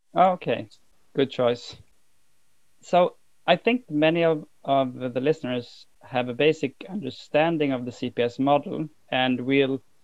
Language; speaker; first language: English; non-native, fluent; Swedish